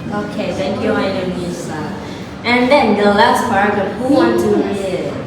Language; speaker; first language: English; non-native, learner; Indonesian